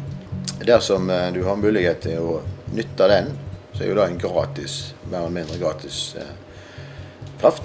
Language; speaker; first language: Norwegian; native; Norwegian